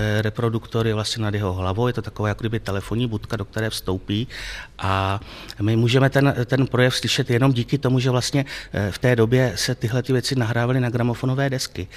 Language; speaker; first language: Czech; native; Czech